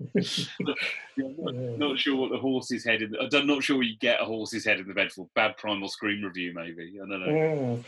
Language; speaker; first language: English; native; English